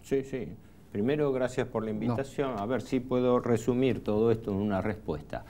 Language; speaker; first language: Spanish; native; Spanish